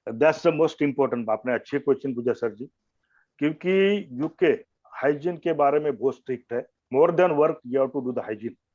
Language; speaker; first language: Hindi; non-native, local second language; Marathi